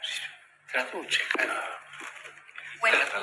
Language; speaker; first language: Italian; non-native, fluent; Spanish